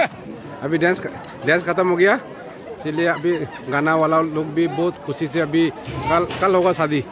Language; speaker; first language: Hindi; non-native, local second language; Rongmei Naga